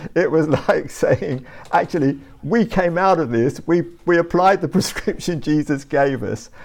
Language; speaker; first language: English; native; English